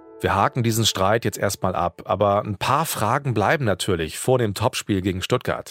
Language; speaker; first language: German; native; German